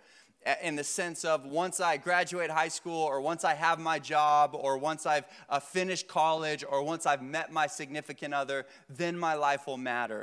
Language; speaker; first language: English; native; English